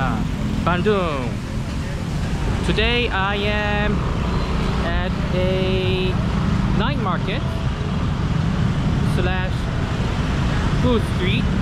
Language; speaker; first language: English; non-native, fluent; Korean